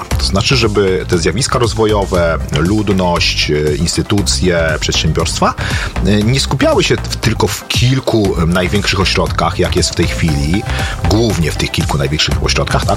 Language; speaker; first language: Polish; native; Polish